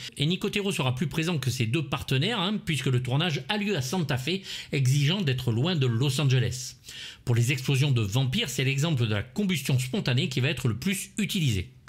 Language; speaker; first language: French; native; French